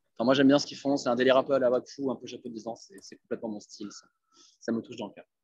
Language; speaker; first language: French; native; French